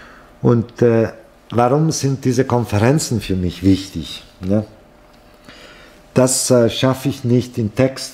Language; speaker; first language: German; non-native, fluent; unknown